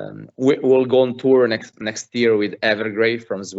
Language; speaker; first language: English; non-native, fluent; Italian